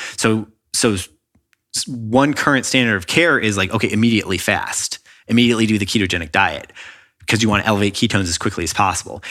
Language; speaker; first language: English; native; English